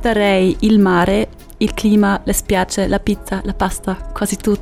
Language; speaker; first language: Italian; non-native, fluent; German